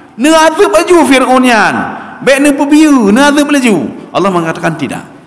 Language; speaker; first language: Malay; non-native, local second language; Achinese